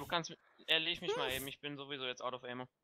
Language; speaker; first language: German; native; German